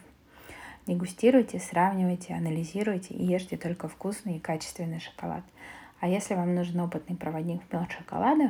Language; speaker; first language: Russian; native; Russian